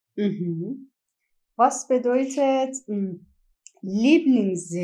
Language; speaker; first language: German; non-native, learner; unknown